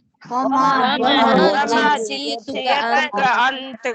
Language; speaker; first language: Arabic; non-native, learner; Tamil